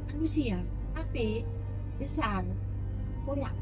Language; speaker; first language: Indonesian; non-native, local second language; Javanese